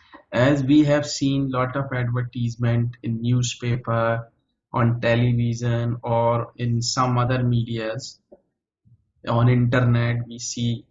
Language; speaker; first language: English; native; English